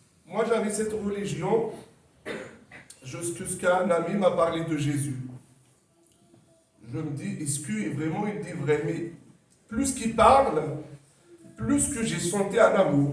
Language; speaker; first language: French; non-native, local second language; Kabyle